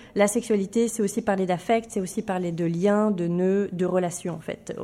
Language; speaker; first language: French; native; French